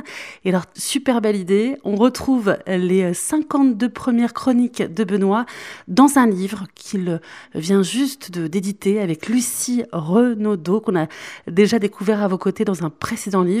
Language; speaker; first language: French; native; French